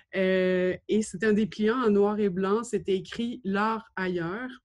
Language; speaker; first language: French; native; French